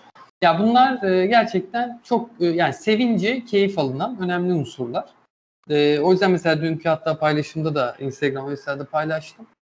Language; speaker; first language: Turkish; native; Turkish